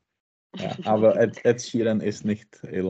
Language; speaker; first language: German; non-native, learner; Czech